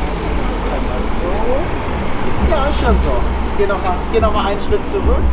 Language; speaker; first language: German; native; German